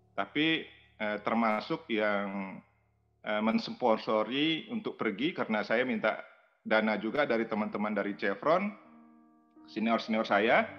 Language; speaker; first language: Indonesian; native; Indonesian